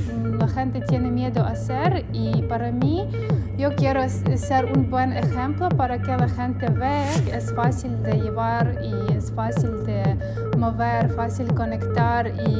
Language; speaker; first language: Spanish; non-native, fluent; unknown